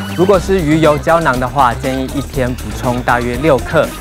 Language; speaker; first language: Chinese; native; Chinese